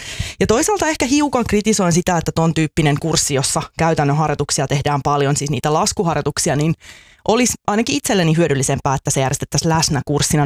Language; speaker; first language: Finnish; native; Finnish